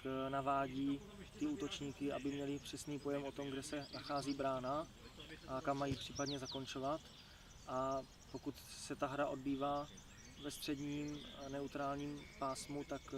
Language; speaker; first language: Czech; native; Czech